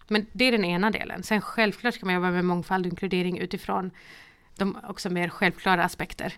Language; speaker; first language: Swedish; early bilingual, other home language; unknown